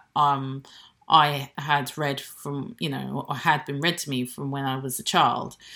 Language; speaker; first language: English; native; English